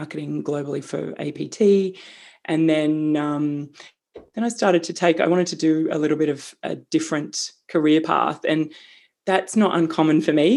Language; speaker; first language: English; native; English